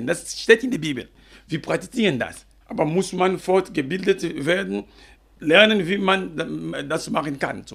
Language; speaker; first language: German; non-native, fluent; French